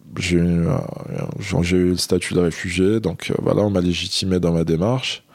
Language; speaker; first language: French; non-native, local second language; Arabic